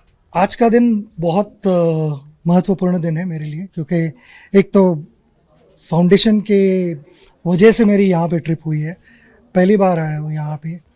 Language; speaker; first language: Hindi; non-native, local second language; Marathi